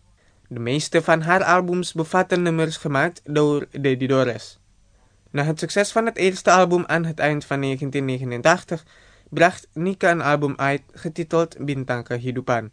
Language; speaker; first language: Dutch; non-native, fluent; Indonesian